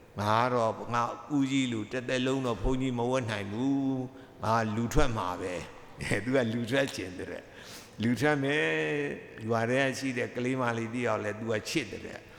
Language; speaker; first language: Burmese; native; Burmese